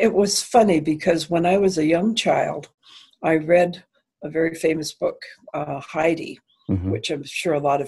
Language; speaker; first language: English; native; English